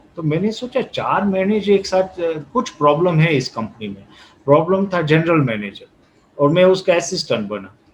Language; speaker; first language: Hindi; non-native, fluent; Gujarati